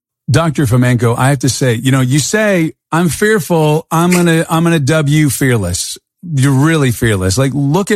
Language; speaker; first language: English; native; English